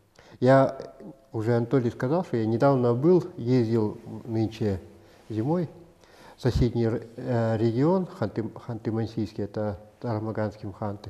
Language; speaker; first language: Russian; non-native, local second language; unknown